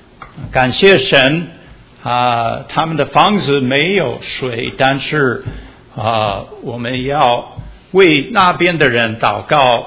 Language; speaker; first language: Chinese; early bilingual, heritage; Chinese